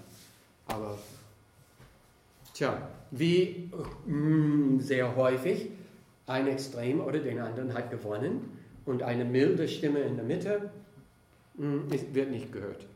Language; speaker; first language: German; non-native, fluent; English